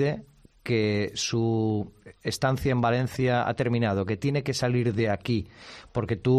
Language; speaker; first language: Spanish; native; Spanish